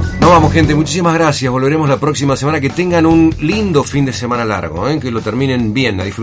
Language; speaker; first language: Spanish; native; Spanish